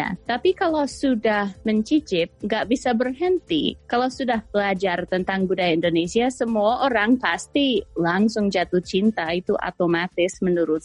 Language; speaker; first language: Indonesian; non-native, fluent; English